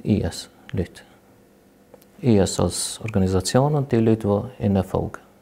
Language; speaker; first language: German; non-native, fluent; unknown